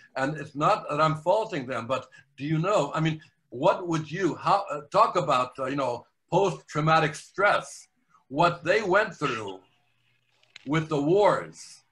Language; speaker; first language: English; native; English